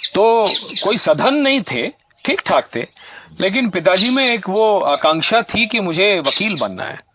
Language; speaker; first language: Hindi; non-native, local second language; Marathi